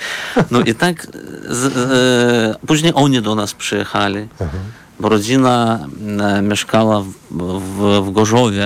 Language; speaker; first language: Polish; non-native, fluent; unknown